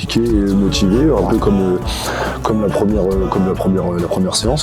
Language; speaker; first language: French; native; French